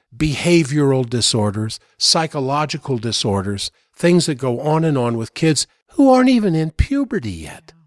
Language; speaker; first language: English; native; English